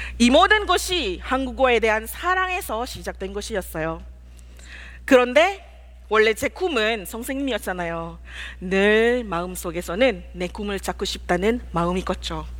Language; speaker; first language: Korean; non-native, fluent; Malay